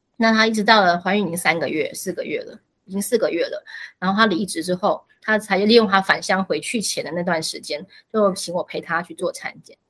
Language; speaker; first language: Chinese; native; Chinese